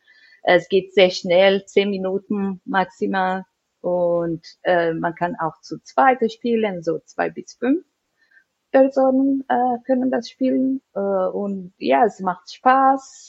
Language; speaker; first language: German; non-native, fluent; Portuguese